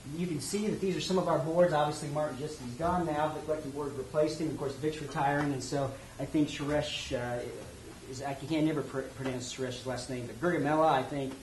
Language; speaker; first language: English; native; English